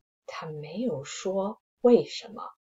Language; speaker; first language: Chinese; non-native, fluent; English